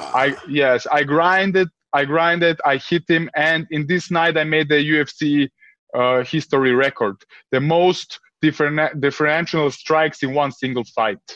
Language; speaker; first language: English; early bilingual, other home language; Serbian